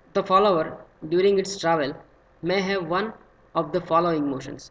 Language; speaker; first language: English; non-native, local second language; Gujarati